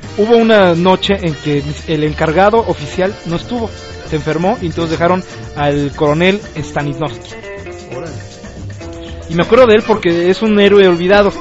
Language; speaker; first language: Spanish; native; Spanish